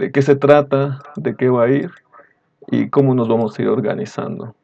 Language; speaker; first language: Spanish; native; Spanish